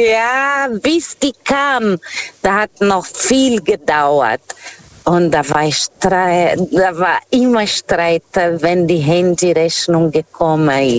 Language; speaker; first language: German; non-native, learner; Portuguese